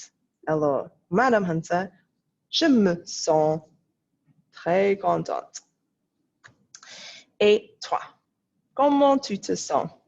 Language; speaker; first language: French; non-native, fluent; English